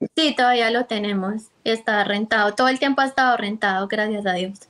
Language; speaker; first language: Spanish; native; Spanish